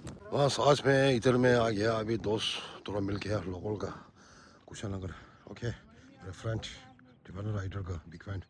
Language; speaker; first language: Hindi; non-native, local second language; Tibetan